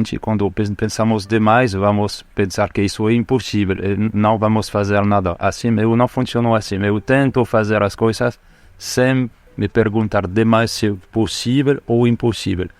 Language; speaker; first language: Portuguese; non-native, fluent; French